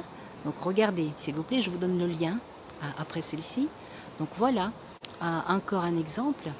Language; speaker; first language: French; non-native, fluent; Russian